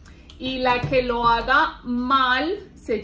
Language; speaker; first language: Spanish; native; Spanish